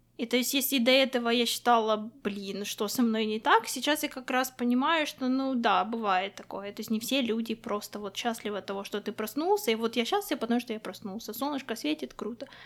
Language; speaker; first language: Russian; non-native, local second language; Ukrainian